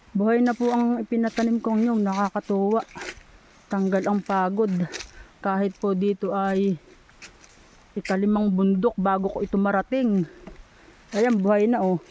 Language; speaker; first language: Filipino; native; Filipino